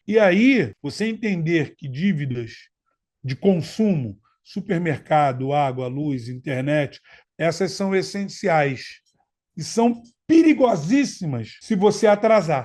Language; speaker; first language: Portuguese; native; Portuguese